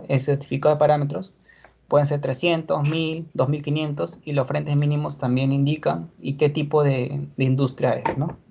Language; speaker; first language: Spanish; native; Spanish